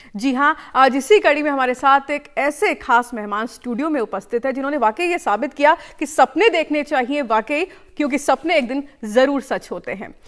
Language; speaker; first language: Hindi; native; Hindi